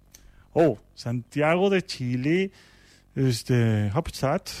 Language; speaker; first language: German; non-native, learner; Spanish